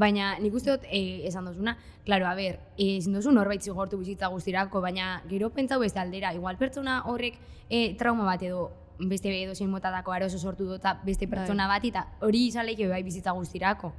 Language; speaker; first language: Basque; native; Basque